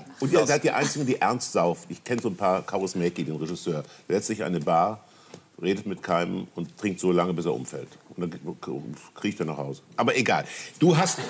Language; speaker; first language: German; native; German